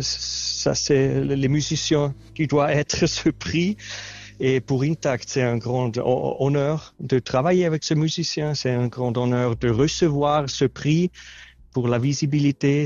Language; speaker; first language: French; non-native, local second language; German